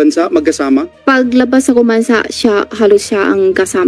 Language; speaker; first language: Filipino; non-native, learner; Chinese